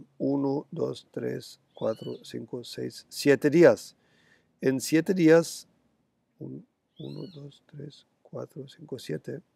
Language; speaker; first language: Spanish; non-native, fluent; German